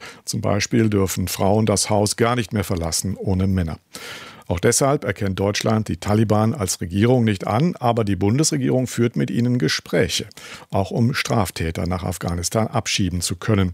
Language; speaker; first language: German; native; German